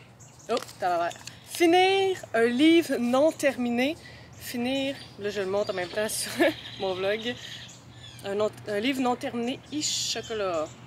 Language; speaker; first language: French; native; French